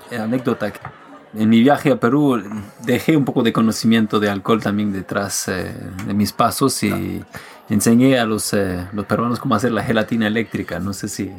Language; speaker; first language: Spanish; non-native, fluent; French